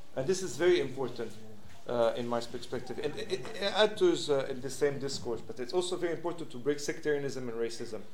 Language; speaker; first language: English; non-native, fluent; French